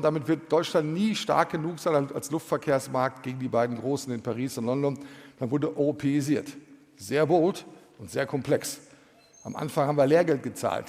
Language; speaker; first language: German; native; German